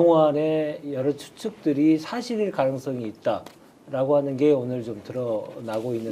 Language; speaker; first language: Korean; native; Korean